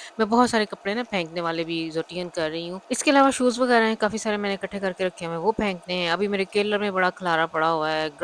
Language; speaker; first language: Urdu; non-native, local second language; Punjabi